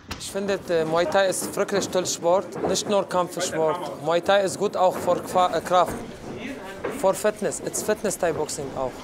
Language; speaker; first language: German; non-native, learner; Arabic